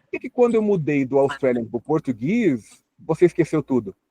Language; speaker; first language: Portuguese; native; Portuguese